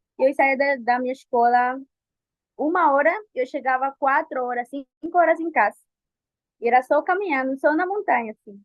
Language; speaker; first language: Portuguese; non-native, fluent; Spanish